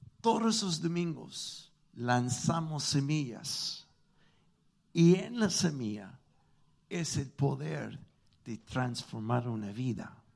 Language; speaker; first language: Spanish; non-native, fluent; English